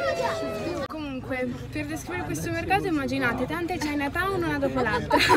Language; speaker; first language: Italian; native; Italian